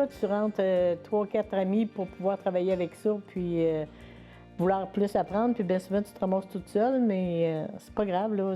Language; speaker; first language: French; native; French